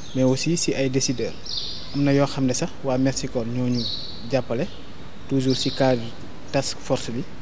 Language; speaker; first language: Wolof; non-native, local second language; Fula